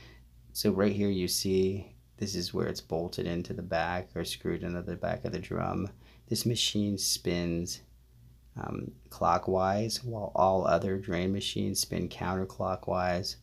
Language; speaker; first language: English; native; English